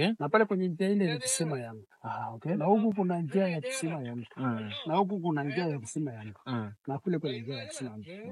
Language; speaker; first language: Swahili; non-native, local second language; Masai